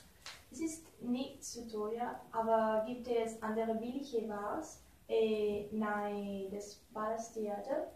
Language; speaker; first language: German; non-native, learner; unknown